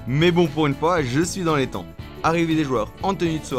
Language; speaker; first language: French; native; French